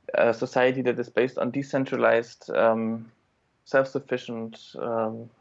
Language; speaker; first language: English; non-native, fluent; German